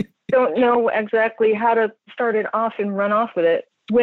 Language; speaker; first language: English; native; English